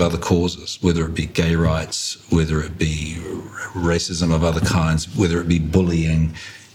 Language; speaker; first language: English; native; English